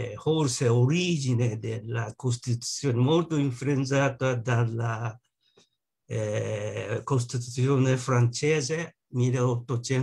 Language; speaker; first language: Italian; non-native, learner; Japanese